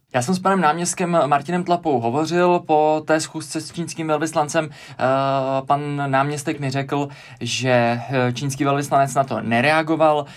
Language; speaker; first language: Czech; native; Czech